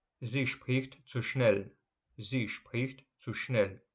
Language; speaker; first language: German; non-native, fluent; Ukrainian